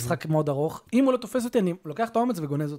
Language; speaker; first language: Hebrew; native; Hebrew